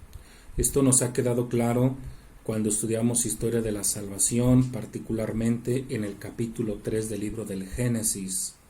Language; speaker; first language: Spanish; native; Spanish